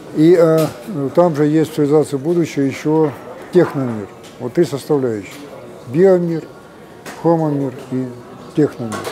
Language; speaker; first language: Russian; native; Russian